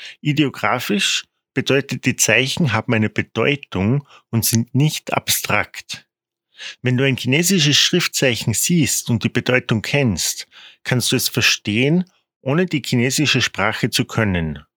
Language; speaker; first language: German; non-native, fluent; Korean